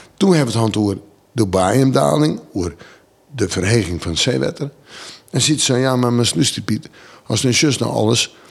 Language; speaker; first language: Dutch; non-native, local second language; Western Frisian